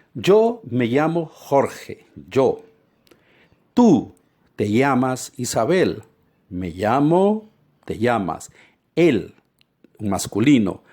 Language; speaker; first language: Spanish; non-native, fluent; Portuguese